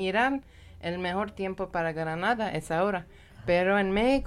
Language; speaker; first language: Spanish; non-native, learner; Persian